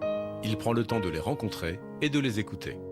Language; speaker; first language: French; native; French